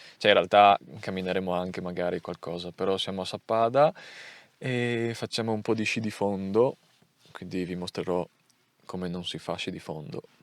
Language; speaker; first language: Italian; native; Italian